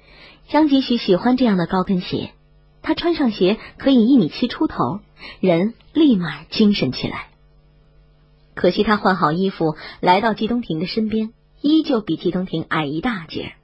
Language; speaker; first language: Chinese; native; Chinese